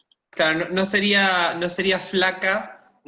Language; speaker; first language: Spanish; native; Spanish